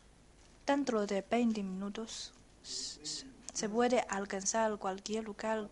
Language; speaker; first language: Spanish; non-native, fluent; Chinese